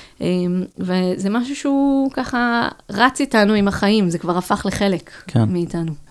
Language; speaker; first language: Hebrew; native; Hebrew